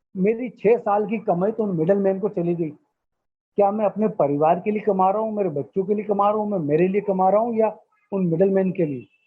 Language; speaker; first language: Hindi; native; Hindi